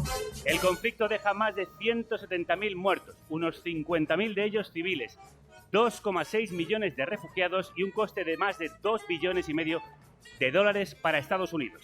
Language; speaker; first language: Spanish; native; Spanish